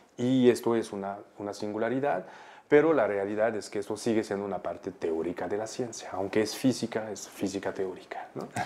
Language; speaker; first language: Spanish; non-native, fluent; Arabic